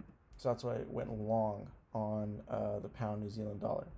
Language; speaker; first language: English; native; English